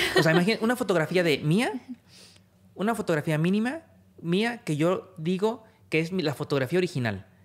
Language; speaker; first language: Spanish; native; Spanish